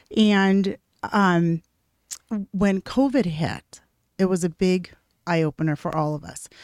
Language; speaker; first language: English; early bilingual, other home language; Norwegian